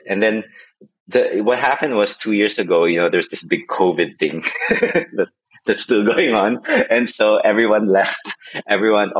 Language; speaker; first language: English; non-native, local second language; Filipino